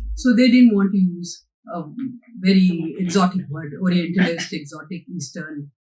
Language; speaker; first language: English; non-native, local second language; Hindi